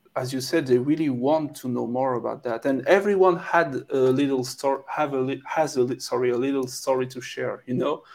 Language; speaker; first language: English; non-native, fluent; French